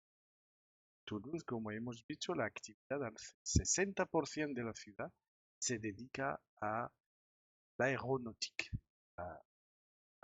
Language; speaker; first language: Spanish; non-native, fluent; French